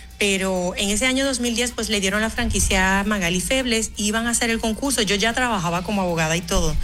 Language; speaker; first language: Spanish; early bilingual, other home language; Haitian Creole